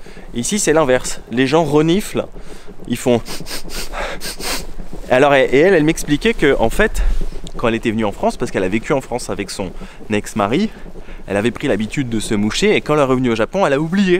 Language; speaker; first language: French; native; French